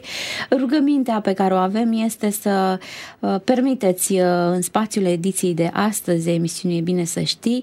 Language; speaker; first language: Romanian; native; Romanian